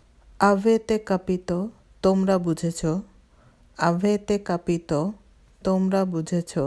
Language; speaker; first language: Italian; non-native, fluent; Bangla